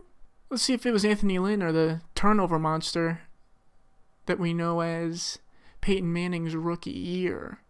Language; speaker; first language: English; native; English